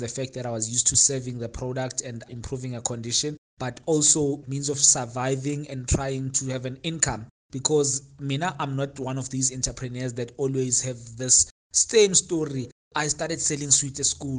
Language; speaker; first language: English; non-native, local second language; Xhosa